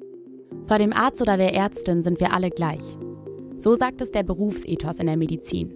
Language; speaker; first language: German; native; German